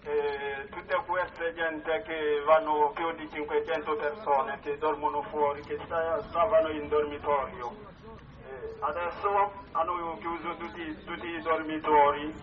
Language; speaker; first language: Italian; non-native, learner; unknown